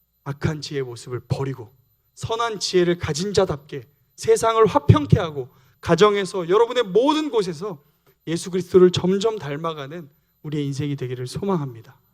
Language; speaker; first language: Korean; native; Korean